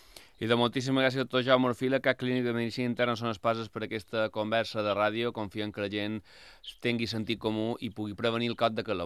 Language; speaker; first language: Catalan; native; Catalan